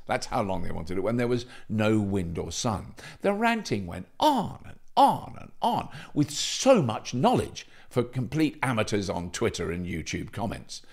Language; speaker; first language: English; native; English